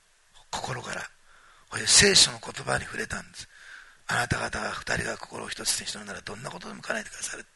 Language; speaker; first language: Japanese; native; Japanese